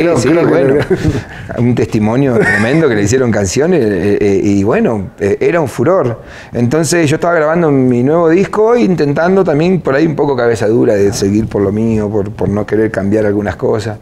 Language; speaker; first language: Spanish; native; Spanish